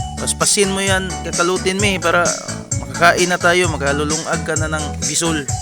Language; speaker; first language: Filipino; non-native, local second language; Cebuano